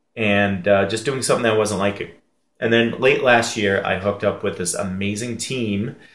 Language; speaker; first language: English; native; English